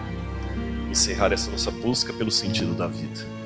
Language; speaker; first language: Portuguese; native; Portuguese